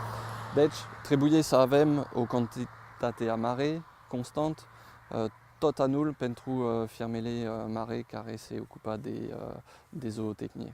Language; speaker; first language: Romanian; non-native, fluent; French